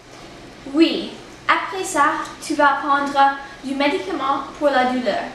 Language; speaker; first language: French; non-native, learner; English